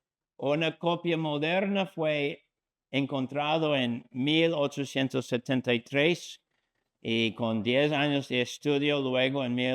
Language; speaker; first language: Spanish; non-native, fluent; English